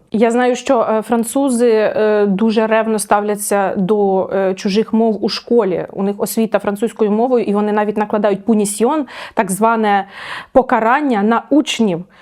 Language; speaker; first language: Ukrainian; native; Ukrainian